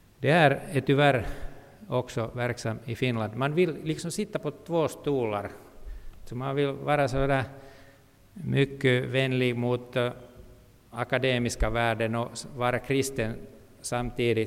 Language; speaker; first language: Swedish; non-native, local second language; Finnish